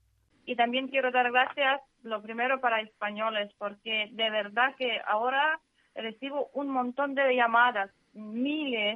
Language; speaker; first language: Spanish; non-native, learner; Ukrainian